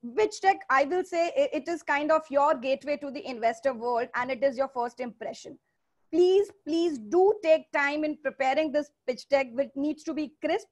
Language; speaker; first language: English; non-native, local second language; Hindi